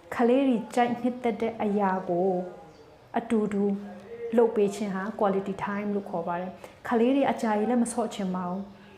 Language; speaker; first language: Burmese; non-native, local second language; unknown